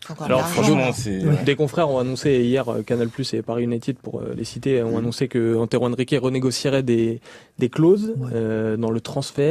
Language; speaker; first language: French; native; French